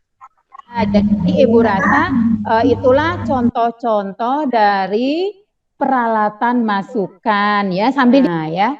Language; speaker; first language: Indonesian; native; Indonesian